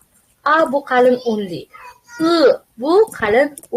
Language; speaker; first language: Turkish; non-native, fluent; Uzbek